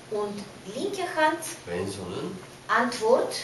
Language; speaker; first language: German; non-native, fluent; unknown